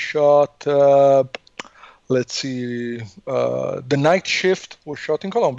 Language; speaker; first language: English; non-native, fluent; Italian